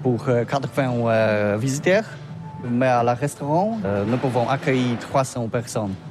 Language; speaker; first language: French; non-native, learner; Polish